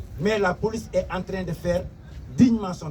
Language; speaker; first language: French; non-native, local second language; Wolof